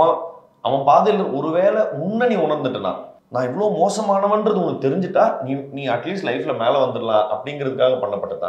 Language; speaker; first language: Tamil; native; Tamil